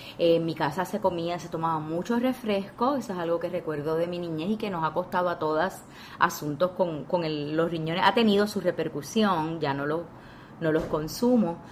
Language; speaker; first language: Spanish; native; Spanish